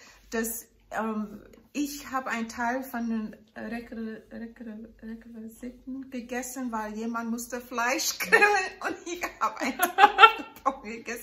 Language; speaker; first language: German; non-native, fluent; English